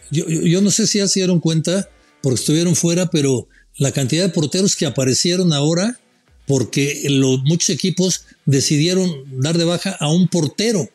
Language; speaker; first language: Spanish; native; Spanish